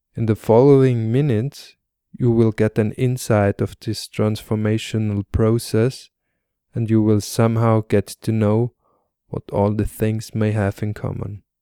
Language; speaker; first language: English; non-native, fluent; German